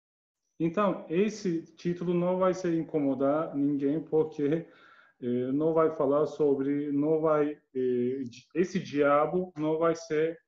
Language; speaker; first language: Portuguese; non-native, learner; Turkish